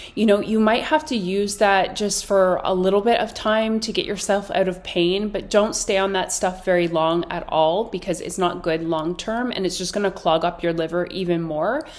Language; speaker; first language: English; native; English